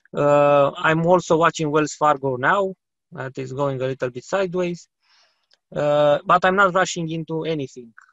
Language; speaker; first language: English; non-native, fluent; Romanian